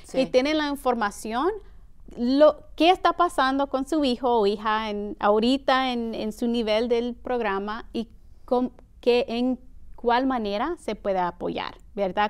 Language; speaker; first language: Spanish; early bilingual, heritage; Spanish